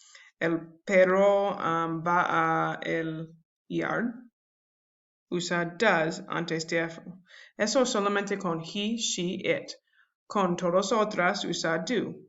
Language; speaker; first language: Spanish; non-native, learner; English